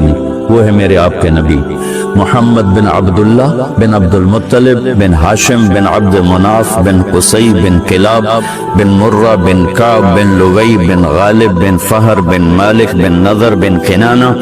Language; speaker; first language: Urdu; non-native, local second language; Saraiki